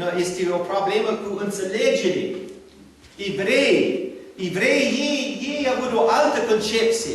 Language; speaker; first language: Romanian; non-native, learner; English